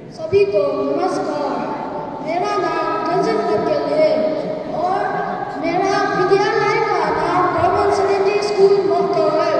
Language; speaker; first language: Hindi; non-native, local second language; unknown